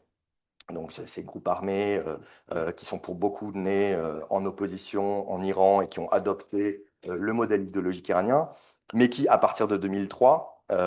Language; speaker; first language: French; native; French